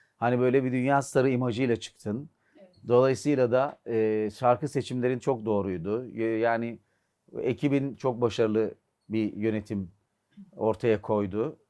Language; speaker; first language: Turkish; native; Turkish